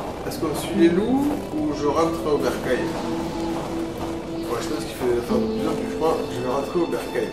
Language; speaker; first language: French; native; French